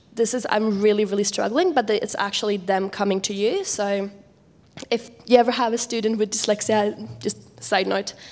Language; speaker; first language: English; non-native, fluent; Swedish